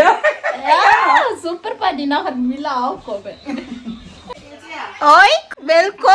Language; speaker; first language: German; non-native, learner; Tamil